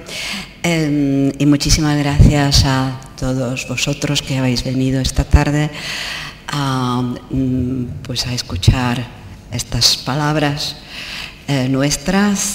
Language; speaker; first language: Spanish; non-native, fluent; Czech